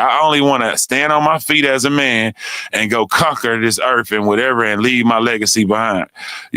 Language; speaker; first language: English; native; English